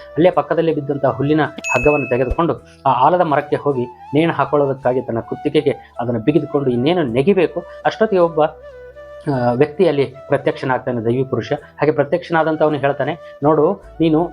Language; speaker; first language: Kannada; native; Kannada